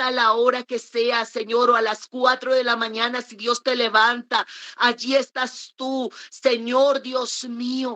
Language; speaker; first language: Spanish; native; Spanish